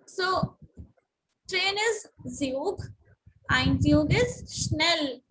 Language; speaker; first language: German; non-native, learner; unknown